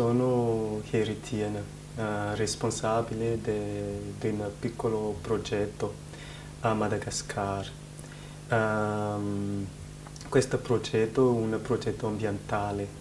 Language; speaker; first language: Italian; non-native, learner; Malagasy